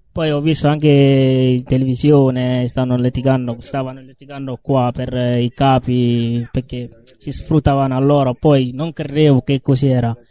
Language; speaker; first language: Italian; non-native, fluent; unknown